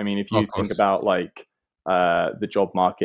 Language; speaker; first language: English; native; English